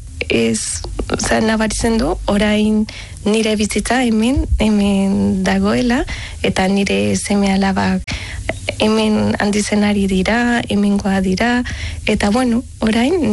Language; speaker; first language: Basque; non-native, learner; Spanish